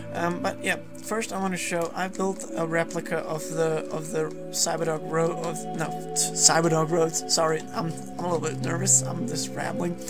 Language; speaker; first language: English; non-native, fluent; Danish